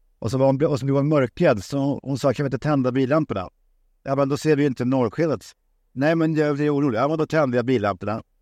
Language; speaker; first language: Swedish; native; Swedish